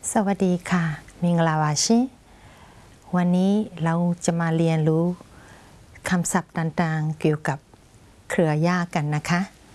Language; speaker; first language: Thai; non-native, fluent; Burmese